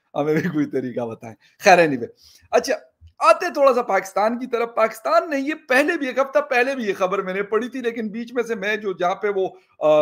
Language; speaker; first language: Urdu; non-native, local second language; Pashto